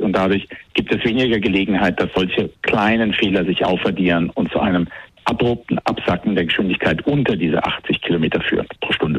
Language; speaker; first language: German; native; German